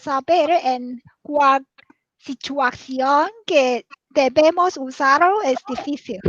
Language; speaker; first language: Spanish; non-native, learner; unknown